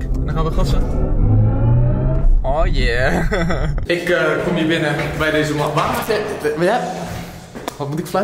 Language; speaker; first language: Dutch; native; Dutch